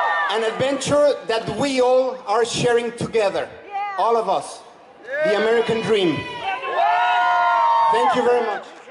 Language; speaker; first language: English; non-native, fluent; Spanish